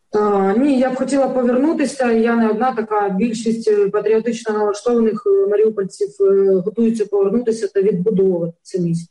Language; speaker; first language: Ukrainian; native; Ukrainian